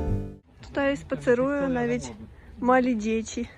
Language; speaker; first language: Polish; non-native, learner; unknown